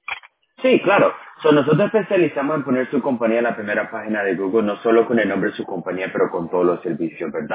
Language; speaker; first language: Spanish; early bilingual, other home language; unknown